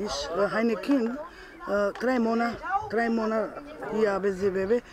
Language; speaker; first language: German; non-native, learner; Romany